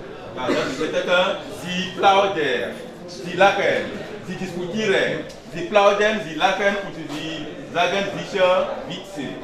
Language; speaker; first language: German; non-native, learner; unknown